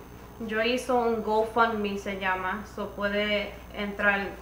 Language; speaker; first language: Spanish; early bilingual, heritage; Spanish